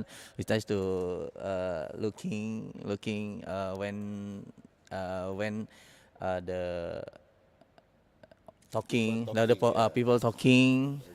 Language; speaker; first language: English; non-native, learner; Indonesian